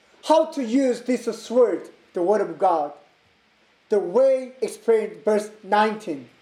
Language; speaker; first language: English; non-native, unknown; Korean